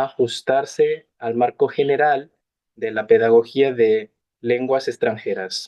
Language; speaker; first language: Spanish; non-native, fluent; Chinese